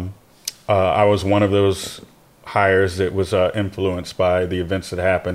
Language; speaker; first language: English; native; English